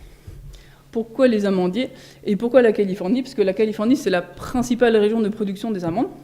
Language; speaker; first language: French; native; French